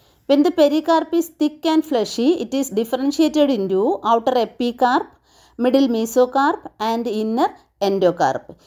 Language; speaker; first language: English; non-native, local second language; Malayalam